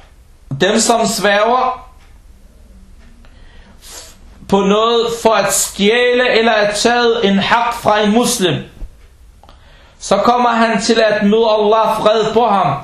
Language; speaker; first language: Danish; early bilingual, other home language; Arabic